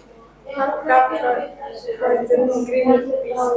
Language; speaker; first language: English; non-native, learner; Indonesian